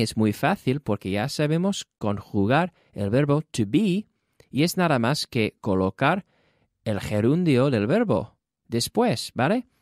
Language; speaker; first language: Spanish; non-native, fluent; English